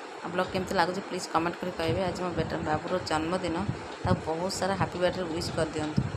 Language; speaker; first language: Odia; native; Odia